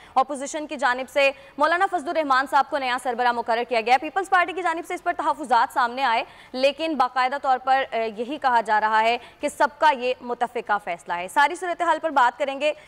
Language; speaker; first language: Urdu; native; Urdu